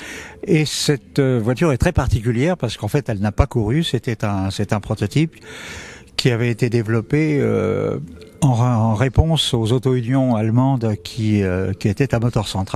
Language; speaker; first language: French; native; French